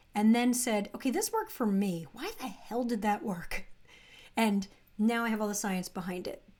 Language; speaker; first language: English; native; English